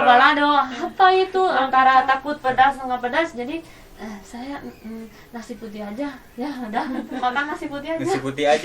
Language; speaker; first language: Indonesian; non-native, fluent; Spanish